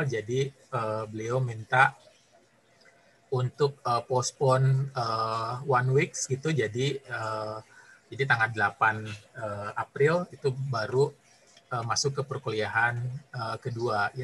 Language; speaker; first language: Indonesian; native; Indonesian